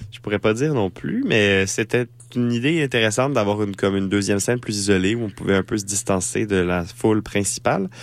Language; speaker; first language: French; native; French